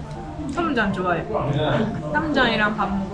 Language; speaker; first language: Korean; non-native, learner; Japanese